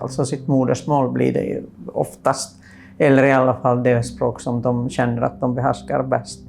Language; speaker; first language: Swedish; non-native, local second language; Finnish